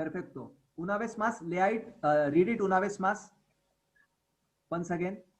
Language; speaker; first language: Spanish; non-native, fluent; Hindi